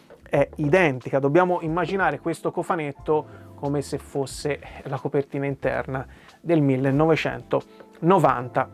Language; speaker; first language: Italian; native; Italian